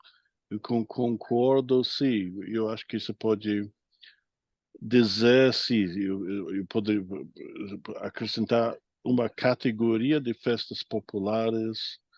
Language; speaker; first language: Portuguese; non-native, fluent; English